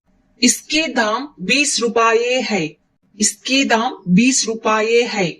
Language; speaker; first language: Hindi; non-native, local second language; Telugu